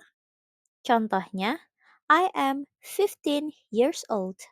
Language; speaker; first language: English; non-native, fluent; Indonesian